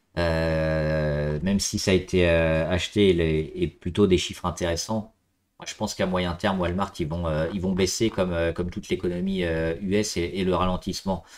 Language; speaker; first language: French; native; French